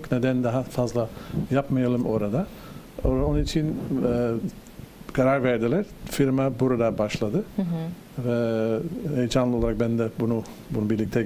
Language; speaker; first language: Turkish; non-native, learner; Dutch